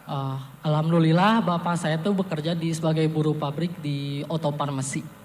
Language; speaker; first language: Indonesian; native; Indonesian